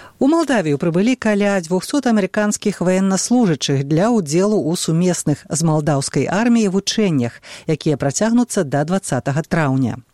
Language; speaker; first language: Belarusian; native; Belarusian